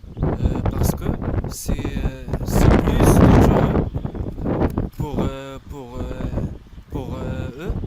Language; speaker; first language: French; non-native, learner; Arabic